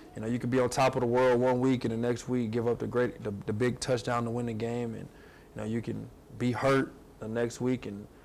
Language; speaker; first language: English; native; English